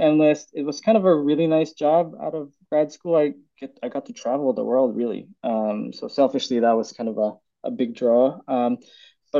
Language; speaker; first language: English; non-native, local second language; Filipino